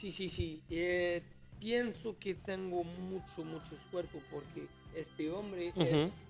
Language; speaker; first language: Spanish; non-native, learner; French